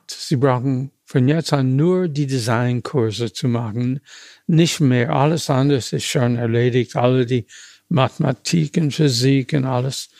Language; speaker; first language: German; non-native, fluent; English